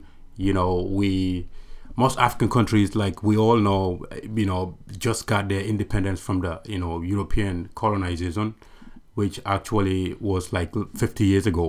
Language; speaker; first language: English; non-native, local second language; Mandingo